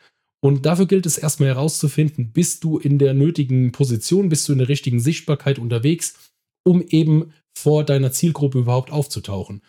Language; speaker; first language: German; native; German